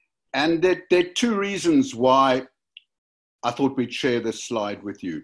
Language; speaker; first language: English; native; English